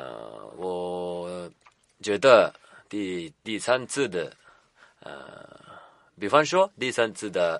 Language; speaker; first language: Chinese; non-native, learner; Japanese